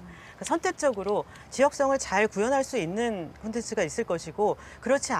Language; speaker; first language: Korean; native; Korean